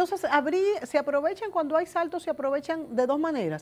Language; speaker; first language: Spanish; native; Spanish